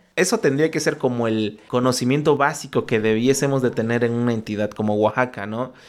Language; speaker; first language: Spanish; non-native, local second language; Mixtepec Mixtec